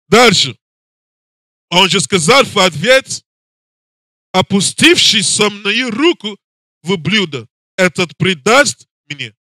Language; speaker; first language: Russian; non-native, learner; English